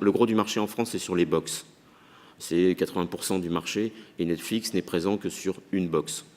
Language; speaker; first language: French; native; French